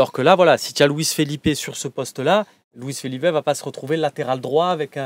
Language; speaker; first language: French; native; French